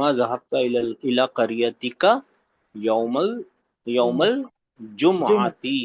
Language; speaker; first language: Arabic; non-native, fluent; Urdu